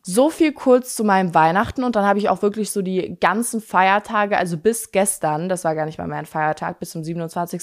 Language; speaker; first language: German; native; German